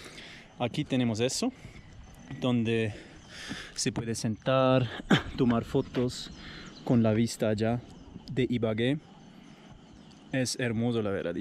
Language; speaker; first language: Spanish; non-native, fluent; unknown